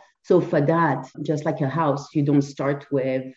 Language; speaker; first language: English; non-native, fluent; French